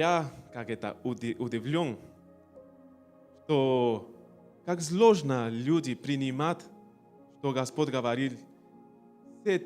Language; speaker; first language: Russian; non-native, learner; Spanish